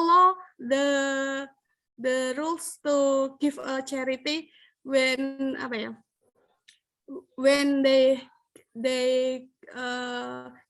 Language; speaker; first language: English; non-native, learner; Indonesian